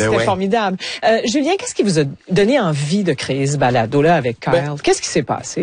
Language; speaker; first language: French; native; French